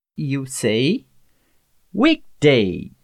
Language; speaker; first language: English; non-native, fluent; Portuguese